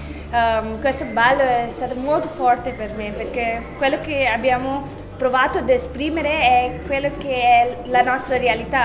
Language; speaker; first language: Italian; non-native, fluent; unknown